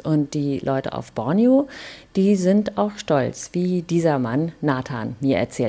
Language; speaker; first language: German; native; German